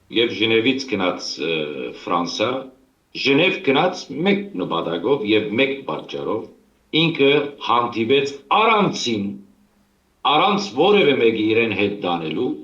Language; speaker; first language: Armenian; early bilingual, heritage; Armenian